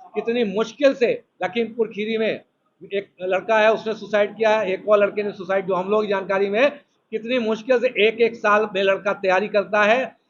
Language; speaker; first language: Hindi; native; Hindi